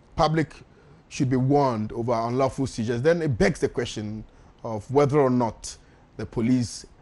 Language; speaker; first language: English; non-native, local second language; Akan